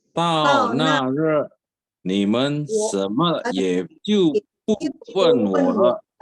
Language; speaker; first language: Chinese; early bilingual, heritage; Chinese